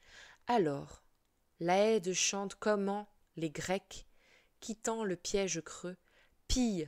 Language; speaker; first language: French; native; French